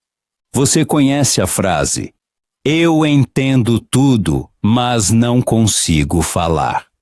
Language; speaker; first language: Portuguese; non-native, fluent; Polish